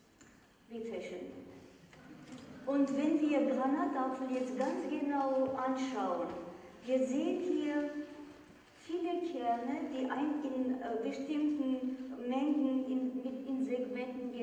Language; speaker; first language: German; non-native, fluent; Armenian